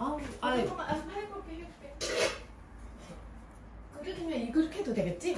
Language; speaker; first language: Korean; non-native, fluent; Vietnamese